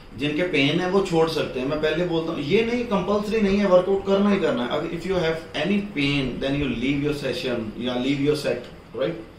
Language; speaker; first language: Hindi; non-native, local second language; Punjabi